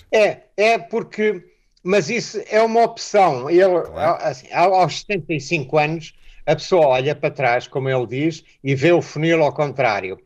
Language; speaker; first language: Portuguese; native; Portuguese